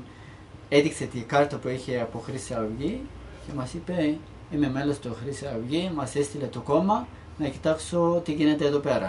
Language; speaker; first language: Greek; non-native, learner; Turkish